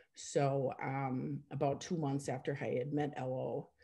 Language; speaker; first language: English; native; English